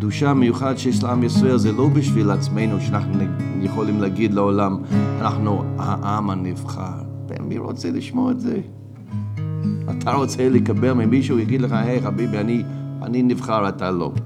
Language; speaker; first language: Hebrew; non-native, fluent; English